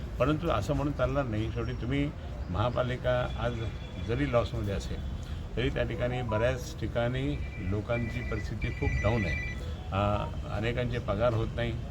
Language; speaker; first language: Marathi; native; Marathi